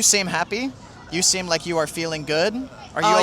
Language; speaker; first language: English; native; English